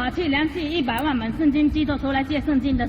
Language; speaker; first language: Chinese; native; Chinese